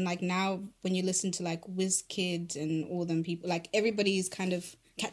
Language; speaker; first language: English; non-native, local second language; Shona